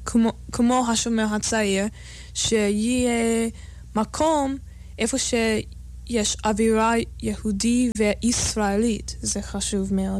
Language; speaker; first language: Hebrew; non-native, fluent; English